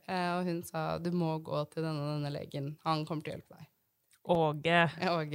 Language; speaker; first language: Norwegian; native; Norwegian